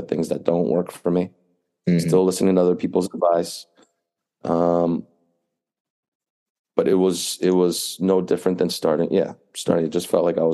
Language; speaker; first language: English; native; English